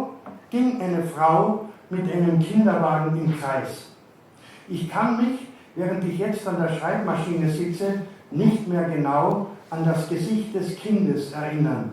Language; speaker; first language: German; native; German